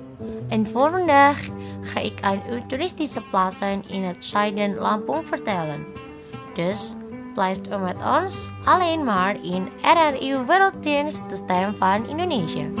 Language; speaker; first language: Dutch; non-native, fluent; Indonesian